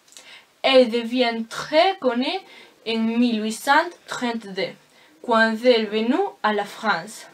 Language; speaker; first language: French; non-native, learner; Spanish